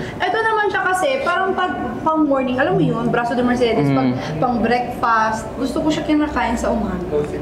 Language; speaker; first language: Filipino; non-native, local second language; Cebuano